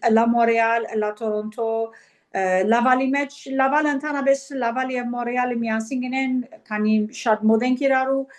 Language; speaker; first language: Armenian; early bilingual, heritage; Armenian